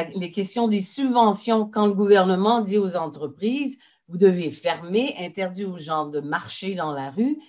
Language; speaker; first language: French; native; French